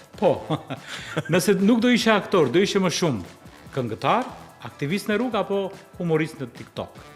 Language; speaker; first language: Albanian; native; Albanian